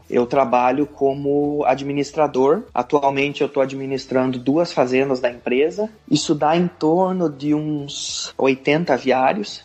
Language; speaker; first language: Portuguese; native; Portuguese